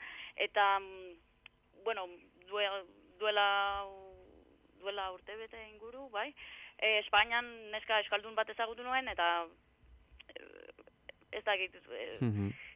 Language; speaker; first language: Basque; non-native, learner; Greek